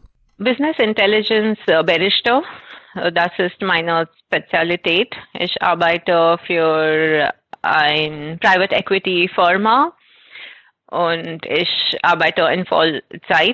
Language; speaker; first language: German; non-native, fluent; Marathi